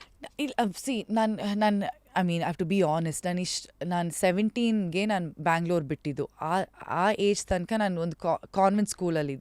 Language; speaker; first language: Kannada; non-native, local second language; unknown